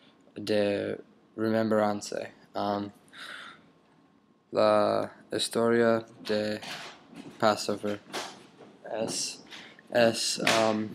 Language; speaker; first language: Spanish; non-native, learner; English